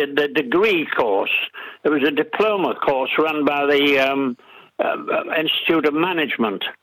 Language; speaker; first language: English; native; English